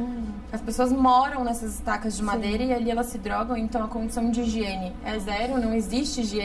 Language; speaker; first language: Portuguese; native; Portuguese